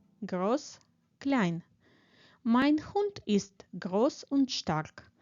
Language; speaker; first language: German; non-native, fluent; Ukrainian